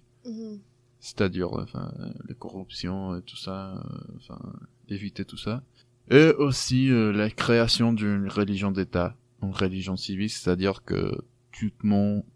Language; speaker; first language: French; non-native, fluent; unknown